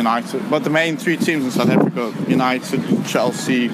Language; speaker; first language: English; native; English